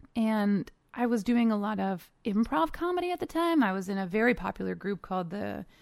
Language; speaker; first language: English; native; English